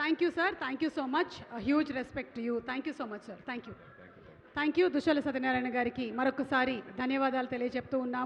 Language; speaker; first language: Telugu; native; Telugu